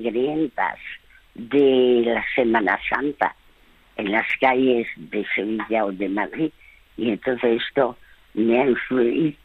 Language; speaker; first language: Spanish; early bilingual, other home language; French